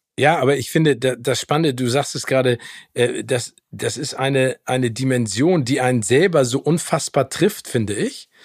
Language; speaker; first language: German; native; German